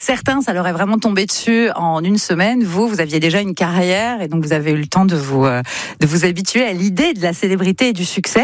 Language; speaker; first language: French; native; French